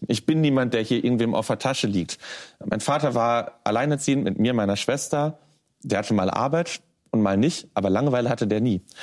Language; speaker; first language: German; native; German